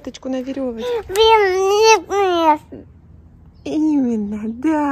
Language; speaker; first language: Russian; native; Russian